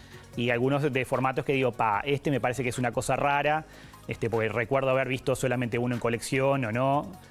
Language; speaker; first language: Spanish; native; Spanish